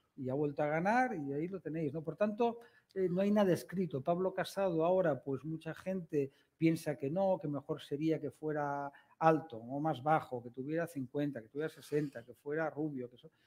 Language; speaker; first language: Spanish; native; Spanish